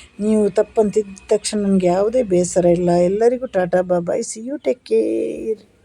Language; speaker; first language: Kannada; non-native, local second language; Malayalam